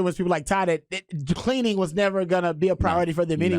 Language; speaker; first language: English; native; English